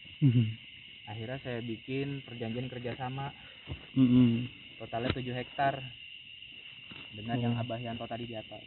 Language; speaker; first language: Indonesian; non-native, local second language; Sundanese